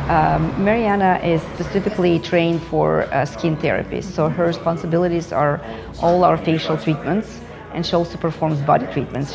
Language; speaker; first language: English; early bilingual, other home language; Ukrainian